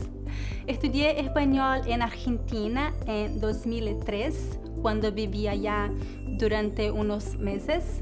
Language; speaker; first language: Spanish; non-native, learner; Portuguese